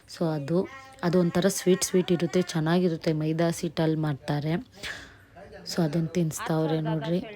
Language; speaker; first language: Kannada; non-native, local second language; Nepali